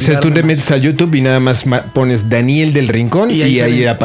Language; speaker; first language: Spanish; native; Spanish